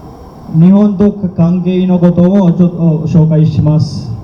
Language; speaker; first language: Japanese; non-native, fluent; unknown